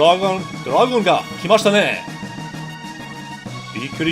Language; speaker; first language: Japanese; non-native, learner; English